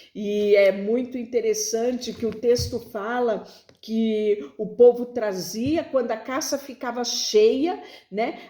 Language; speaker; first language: Portuguese; native; Portuguese